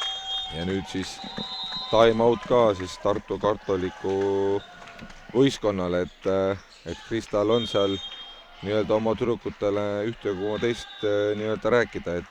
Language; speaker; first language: Estonian; native; Estonian